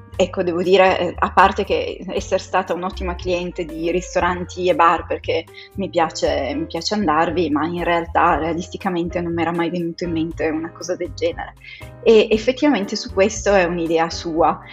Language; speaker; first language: Italian; native; Italian